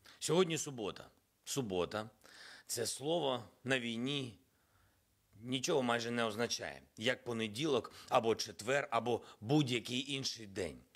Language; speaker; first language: Ukrainian; non-native, local second language; Russian